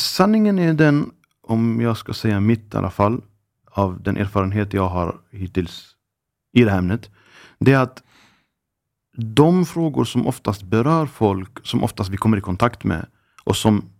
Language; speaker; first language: Swedish; early bilingual, other home language; Arabic